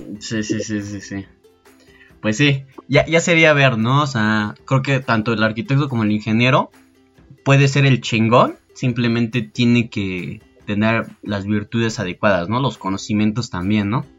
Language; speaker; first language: Spanish; native; Spanish